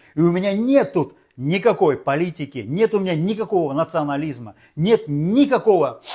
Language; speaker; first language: Russian; non-native, local second language; Uzbek